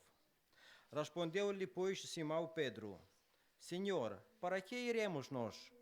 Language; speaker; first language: Portuguese; non-native, learner; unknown